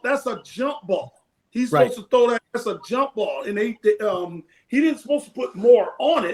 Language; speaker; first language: English; native; English